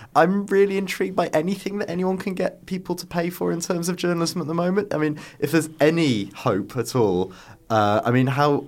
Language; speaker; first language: English; native; English